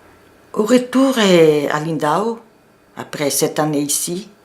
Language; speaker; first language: French; non-native, fluent; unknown